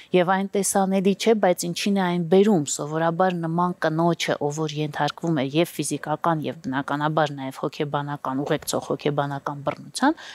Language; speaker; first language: Armenian; native; Armenian